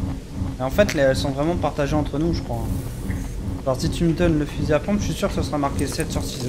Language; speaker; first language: French; native; French